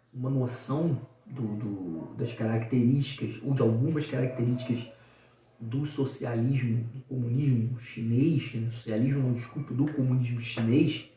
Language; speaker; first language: Portuguese; native; Portuguese